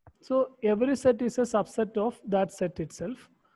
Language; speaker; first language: English; non-native, local second language; Malayalam